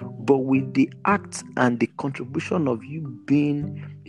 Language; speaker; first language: English; non-native, local second language; Yoruba